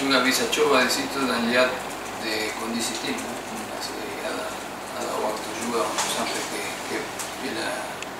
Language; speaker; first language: Indonesian; non-native, fluent; Spanish